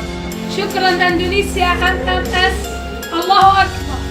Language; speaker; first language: Arabic; native; Arabic